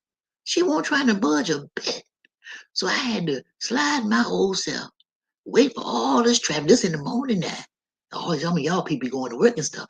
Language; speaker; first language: English; native; English